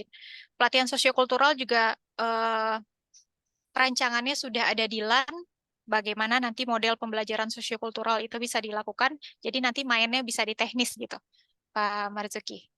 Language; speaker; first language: Indonesian; native; Indonesian